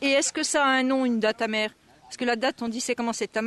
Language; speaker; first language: French; native; French